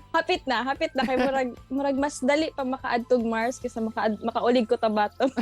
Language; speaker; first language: Cebuano; native; Cebuano